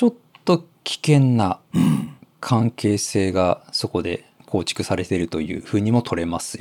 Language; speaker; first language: Japanese; native; Japanese